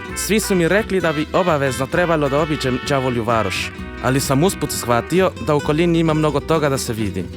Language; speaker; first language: Serbian; non-native, fluent; Spanish